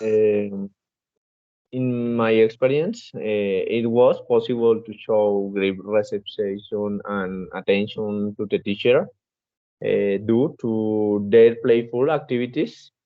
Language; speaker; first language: English; non-native, learner; Spanish